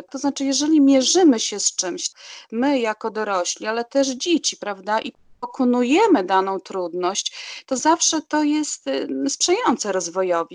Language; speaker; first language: Polish; native; Polish